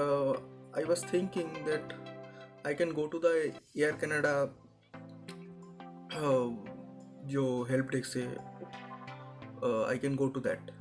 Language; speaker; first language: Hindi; non-native, local second language; Bangla